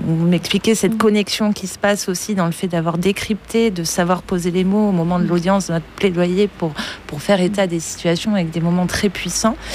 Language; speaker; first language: French; native; French